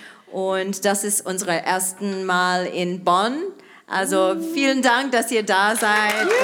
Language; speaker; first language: German; non-native, fluent; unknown